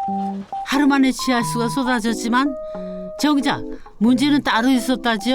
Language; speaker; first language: Korean; native; Korean